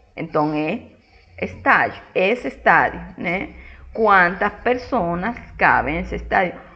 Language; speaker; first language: Portuguese; non-native, fluent; Spanish